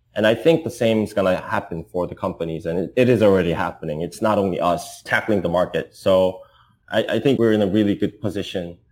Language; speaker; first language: English; non-native, fluent; Korean